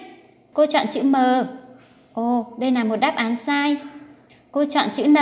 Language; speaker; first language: Vietnamese; native; Vietnamese